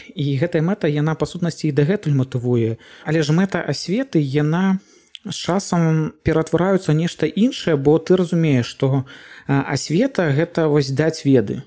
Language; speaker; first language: Belarusian; native; Belarusian